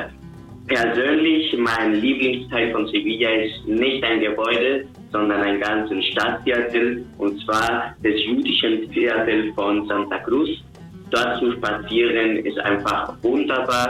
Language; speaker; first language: German; non-native, fluent; Spanish